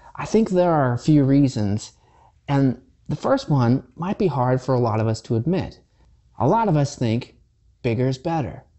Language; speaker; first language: English; native; English